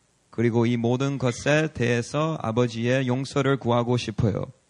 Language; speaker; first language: Korean; non-native, learner; English